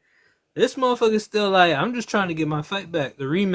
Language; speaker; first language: English; native; English